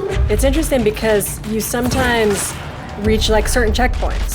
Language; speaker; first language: English; native; English